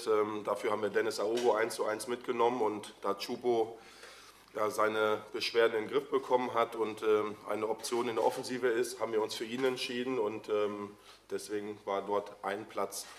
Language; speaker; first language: German; native; German